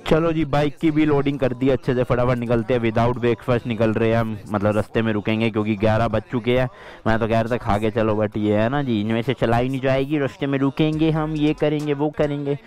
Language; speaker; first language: Hindi; native; Hindi